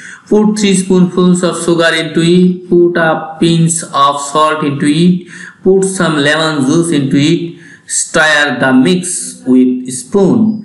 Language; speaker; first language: English; non-native, local second language; Bangla